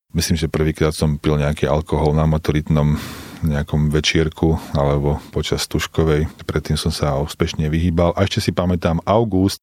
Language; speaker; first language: Slovak; native; Slovak